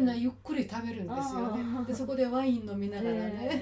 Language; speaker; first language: Japanese; native; Japanese